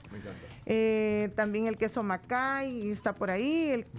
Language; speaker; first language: Spanish; native; Spanish